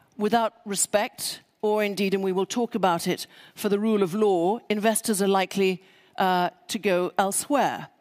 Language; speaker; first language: English; native; English